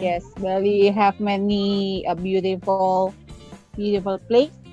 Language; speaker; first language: English; non-native, learner; Indonesian